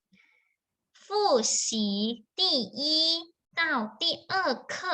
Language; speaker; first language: Chinese; non-native, fluent; Thai